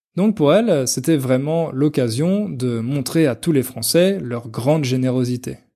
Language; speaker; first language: French; native; French